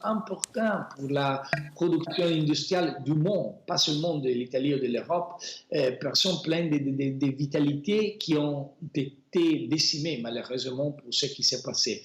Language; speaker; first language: French; non-native, fluent; Italian